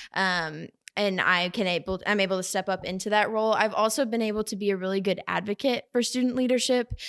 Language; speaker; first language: English; native; English